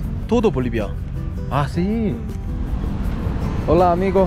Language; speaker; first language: Spanish; non-native, learner; Korean